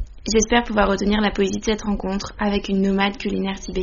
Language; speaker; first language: French; native; French